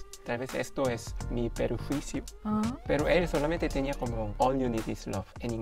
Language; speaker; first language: Spanish; non-native, fluent; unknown